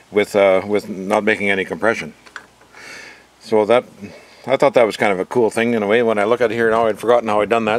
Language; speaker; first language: English; native; English